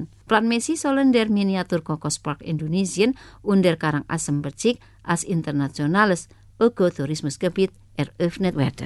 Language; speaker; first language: German; non-native, fluent; Indonesian